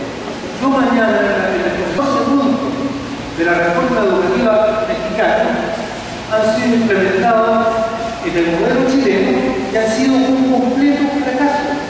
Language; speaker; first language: Spanish; native; Spanish